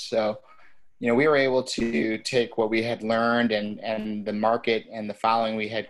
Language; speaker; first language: English; native; English